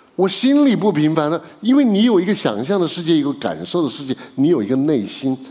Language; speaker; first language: Chinese; native; Chinese